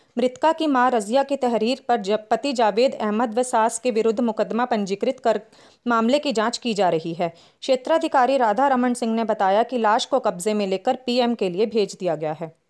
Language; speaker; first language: Hindi; native; Hindi